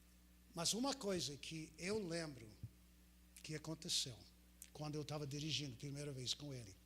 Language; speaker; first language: Portuguese; non-native, fluent; English